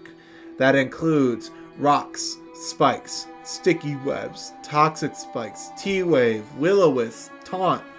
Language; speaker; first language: English; native; English